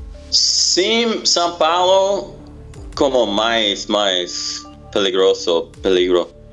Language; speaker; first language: Portuguese; non-native, learner; English